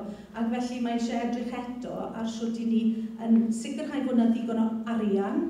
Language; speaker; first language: Welsh; native; Welsh